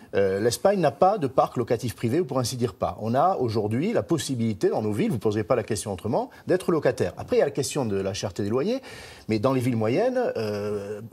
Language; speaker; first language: French; native; French